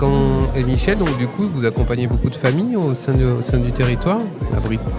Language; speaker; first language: French; native; French